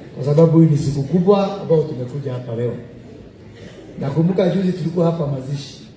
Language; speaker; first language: Swahili; non-native, local second language; Kikuyu